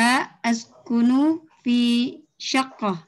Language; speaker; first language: Arabic; non-native, learner; Indonesian